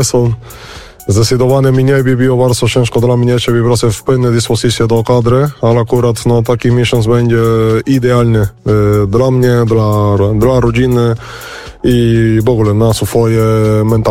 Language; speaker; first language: Polish; non-native, learner; Spanish